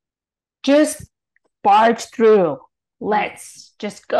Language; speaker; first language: English; native; English